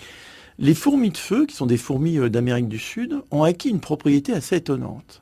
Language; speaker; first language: French; native; French